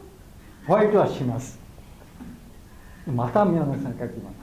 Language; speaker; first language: Japanese; non-native, learner; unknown